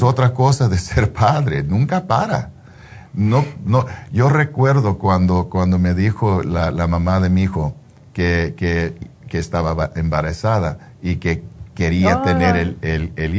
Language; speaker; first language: Spanish; early bilingual, heritage; Spanish